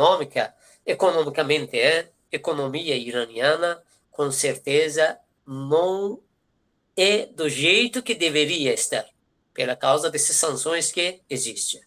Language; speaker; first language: Portuguese; non-native, fluent; Persian